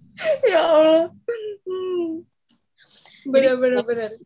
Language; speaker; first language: Indonesian; native; Indonesian